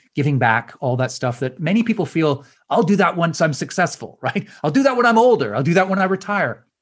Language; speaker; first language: English; native; English